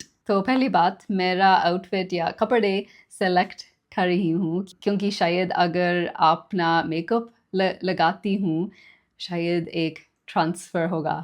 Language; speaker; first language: Hindi; non-native, learner; English